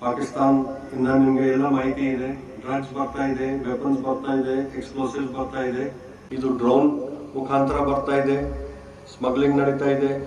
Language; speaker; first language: Kannada; non-native, fluent; Hindi